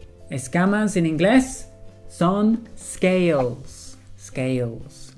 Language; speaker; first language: Spanish; non-native, fluent; English